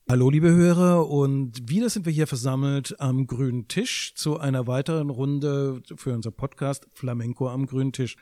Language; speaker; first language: German; native; German